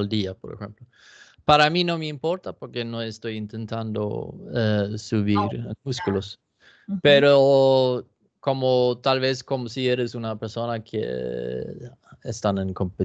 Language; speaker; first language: Spanish; non-native, fluent; Swedish